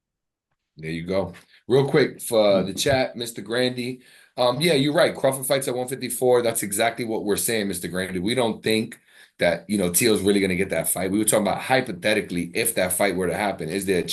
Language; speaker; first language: English; native; English